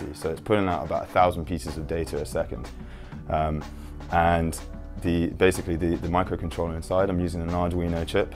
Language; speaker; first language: English; native; English